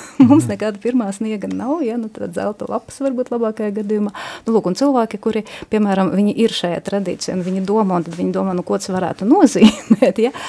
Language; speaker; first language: Latvian; non-native, local second language; Russian